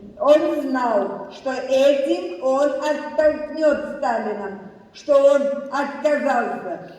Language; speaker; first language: Russian; non-native, local second language; Abkhazian